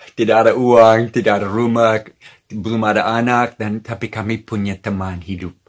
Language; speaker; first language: Indonesian; non-native, fluent; English